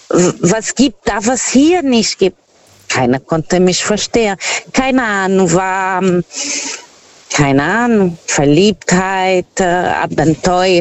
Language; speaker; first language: German; non-native, fluent; Portuguese